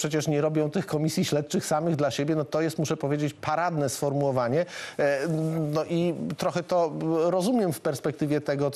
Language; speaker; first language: Polish; native; Polish